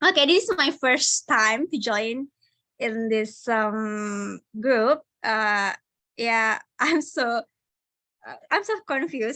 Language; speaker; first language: English; non-native, learner; Indonesian